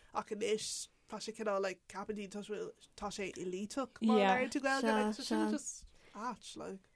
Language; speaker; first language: Irish; non-native, local second language; English